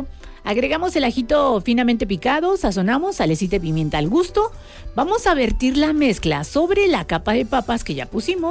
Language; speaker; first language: Spanish; native; Spanish